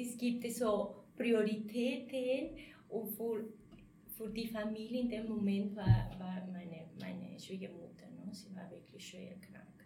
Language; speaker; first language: German; non-native, fluent; Spanish